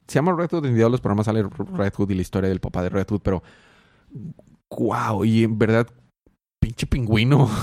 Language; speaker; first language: Spanish; native; Spanish